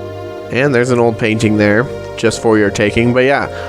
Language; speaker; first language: English; native; English